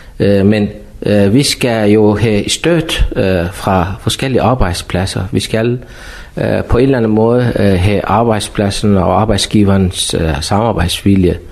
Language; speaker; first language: Danish; non-native, fluent; Persian